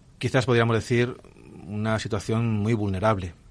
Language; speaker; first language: Spanish; native; Spanish